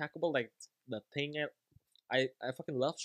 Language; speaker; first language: English; non-native, learner; Vietnamese